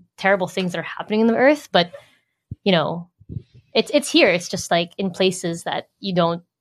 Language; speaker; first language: English; native; English